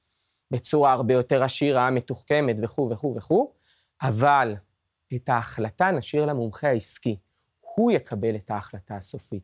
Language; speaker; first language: Hebrew; native; Hebrew